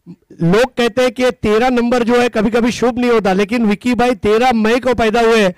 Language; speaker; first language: Hindi; non-native, local second language; Marathi